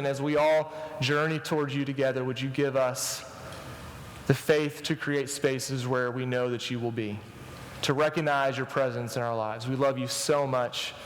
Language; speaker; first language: English; native; English